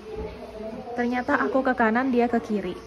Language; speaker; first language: Indonesian; native; Indonesian